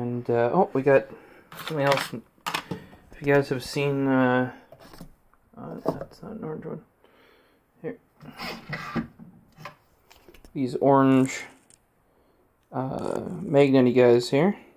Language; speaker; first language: English; native; English